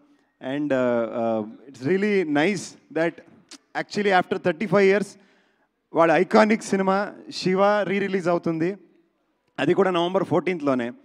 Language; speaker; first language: Telugu; non-native, learner; Kannada